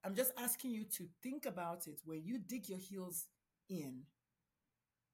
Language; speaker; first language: English; non-native, local second language; Igbo